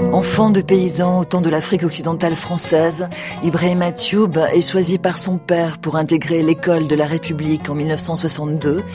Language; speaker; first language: French; native; French